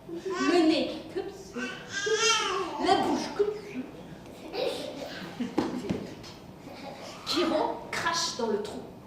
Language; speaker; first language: French; native; French